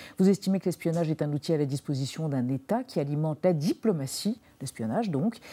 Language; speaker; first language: French; native; French